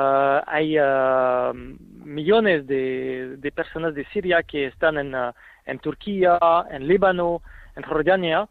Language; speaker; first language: Spanish; non-native, fluent; French